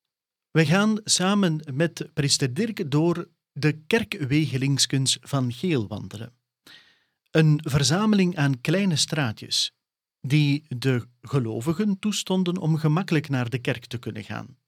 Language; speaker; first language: Dutch; native; Dutch